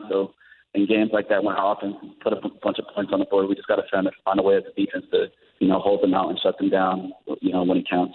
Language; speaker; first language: English; native; English